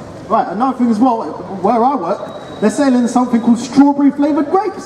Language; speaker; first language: English; native; English